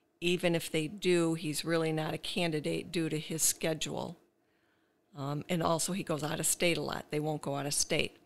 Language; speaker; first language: English; native; English